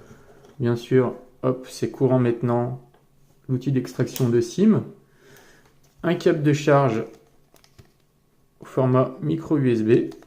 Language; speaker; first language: French; native; French